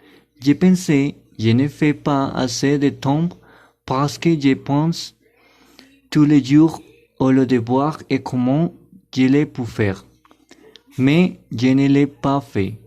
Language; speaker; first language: French; non-native, learner; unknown